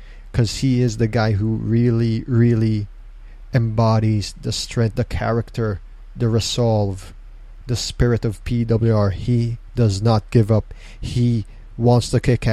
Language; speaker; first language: English; non-native, local second language; Filipino